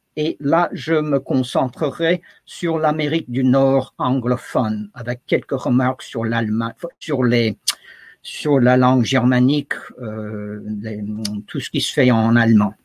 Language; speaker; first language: French; non-native, fluent; English